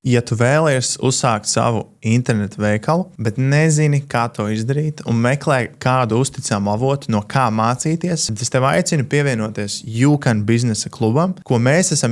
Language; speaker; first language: Latvian; native; Latvian